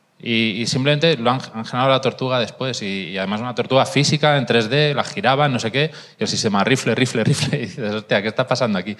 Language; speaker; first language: Spanish; native; Spanish